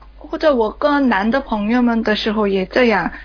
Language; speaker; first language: Chinese; non-native, learner; Korean